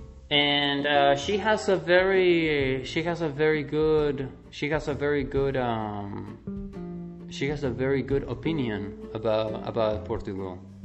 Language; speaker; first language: English; non-native, fluent; Spanish